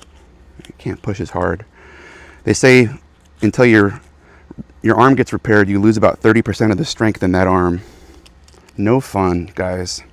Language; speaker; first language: English; native; English